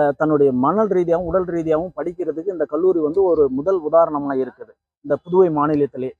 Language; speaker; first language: Tamil; native; Tamil